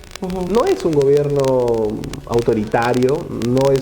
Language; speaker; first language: Spanish; native; Spanish